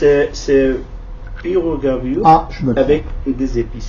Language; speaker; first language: French; non-native, learner; Kurdish